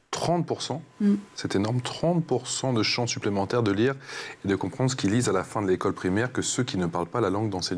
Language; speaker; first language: French; native; French